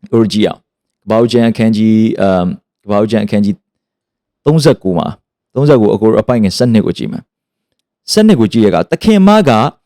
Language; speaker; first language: Burmese; native; Burmese